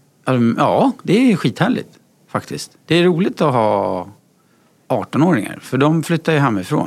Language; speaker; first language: Swedish; native; Swedish